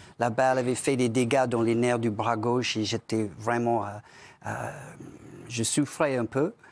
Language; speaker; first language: French; non-native, fluent; English